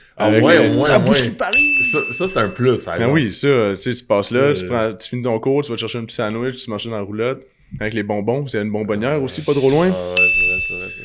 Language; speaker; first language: French; native; French